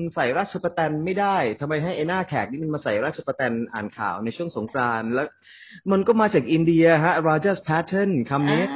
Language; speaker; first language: Thai; native; Thai